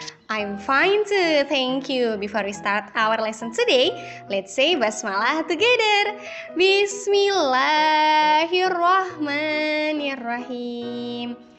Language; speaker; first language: English; non-native, fluent; Indonesian